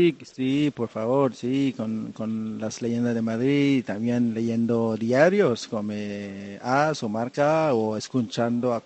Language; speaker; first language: Spanish; non-native, fluent; French